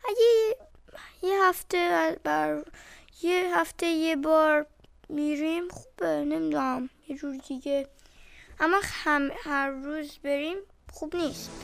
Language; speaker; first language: Persian; early bilingual, heritage; Persian